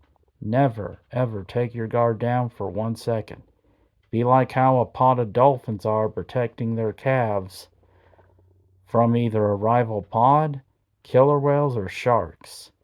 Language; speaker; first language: English; native; English